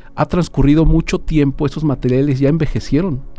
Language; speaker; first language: Spanish; native; Spanish